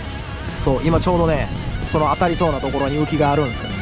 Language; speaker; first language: Japanese; native; Japanese